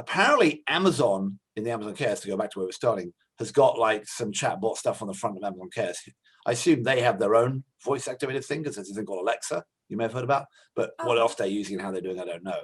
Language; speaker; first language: English; native; English